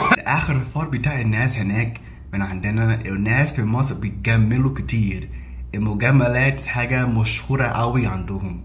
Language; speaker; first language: Egyptian Arabic; non-native, fluent; English